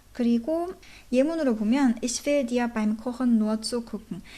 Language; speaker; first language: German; non-native, fluent; Korean